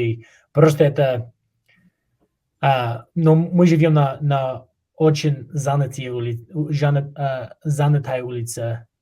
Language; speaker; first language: Russian; non-native, learner; English